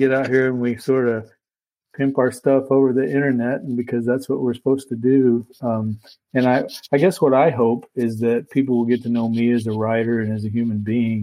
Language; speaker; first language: English; native; English